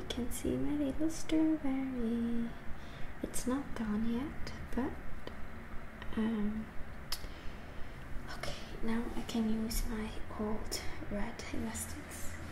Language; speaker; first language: English; non-native, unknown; Dutch